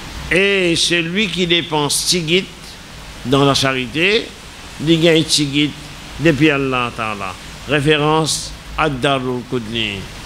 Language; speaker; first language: French; non-native, local second language; Morisyen